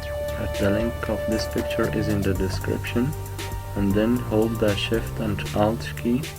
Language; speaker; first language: English; non-native, fluent; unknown